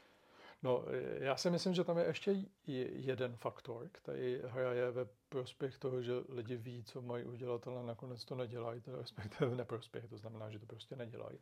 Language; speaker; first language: Czech; native; Czech